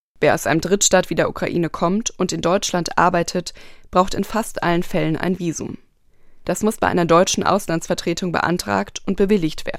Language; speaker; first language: German; native; German